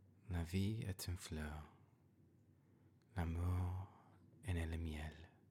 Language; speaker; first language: French; non-native, learner; English